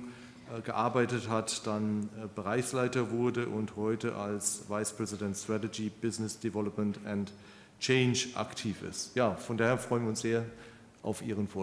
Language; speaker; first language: German; native; German